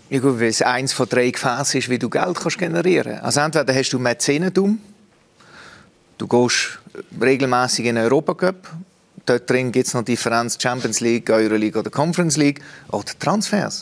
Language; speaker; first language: German; native; German